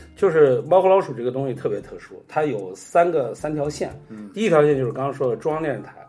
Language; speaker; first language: Chinese; native; Chinese